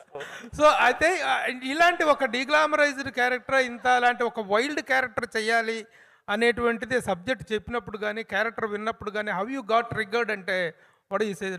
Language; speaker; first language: Telugu; native; Telugu